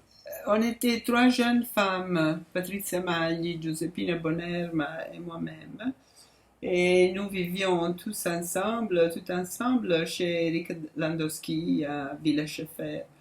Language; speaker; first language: French; non-native, fluent; Italian